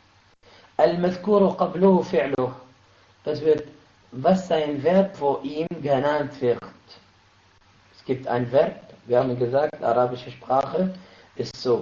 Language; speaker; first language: German; non-native, fluent; Arabic